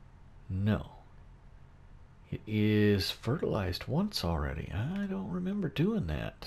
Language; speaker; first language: English; native; English